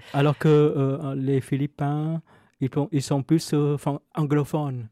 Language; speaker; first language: French; non-native, fluent; Vietnamese